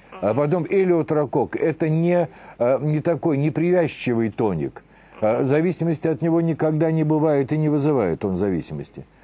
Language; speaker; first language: Russian; native; Russian